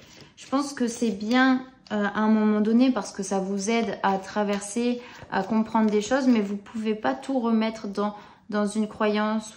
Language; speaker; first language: French; native; French